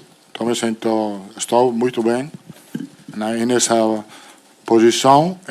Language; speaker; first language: Portuguese; non-native, fluent; Italian